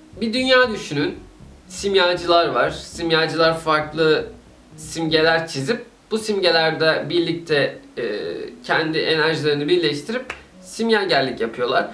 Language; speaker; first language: Turkish; native; Turkish